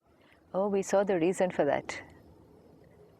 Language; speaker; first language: English; non-native, local second language; Hindi